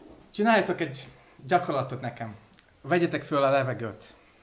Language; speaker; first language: Hungarian; non-native, fluent; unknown